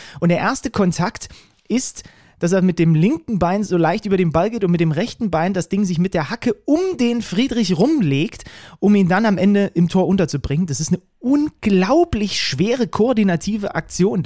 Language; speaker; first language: German; native; German